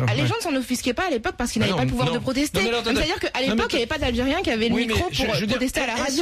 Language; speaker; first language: French; native; French